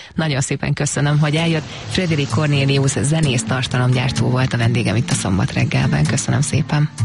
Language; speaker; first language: Hungarian; native; Hungarian